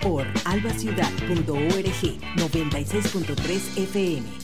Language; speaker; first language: Spanish; native; Spanish